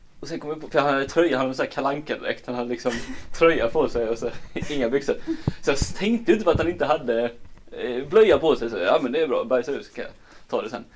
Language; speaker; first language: Swedish; native; Swedish